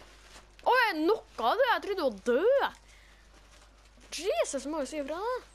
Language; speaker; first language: Norwegian; native; Norwegian